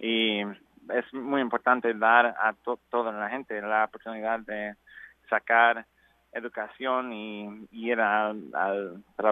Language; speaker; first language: Spanish; non-native, learner; English